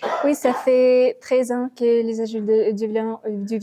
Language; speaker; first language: French; non-native, learner; Ukrainian